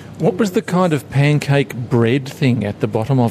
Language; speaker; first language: English; native; English